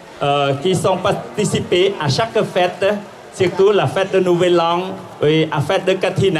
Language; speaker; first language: French; non-native, fluent; Khmer